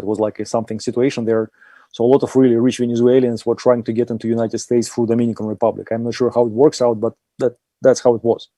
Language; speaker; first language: English; non-native, fluent; German